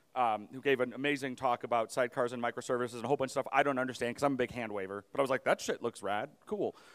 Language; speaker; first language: English; native; English